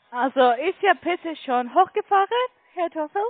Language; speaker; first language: German; non-native, learner; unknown